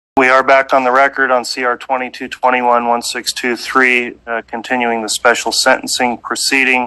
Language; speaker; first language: English; native; English